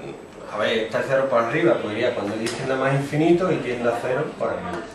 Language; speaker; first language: Spanish; native; Spanish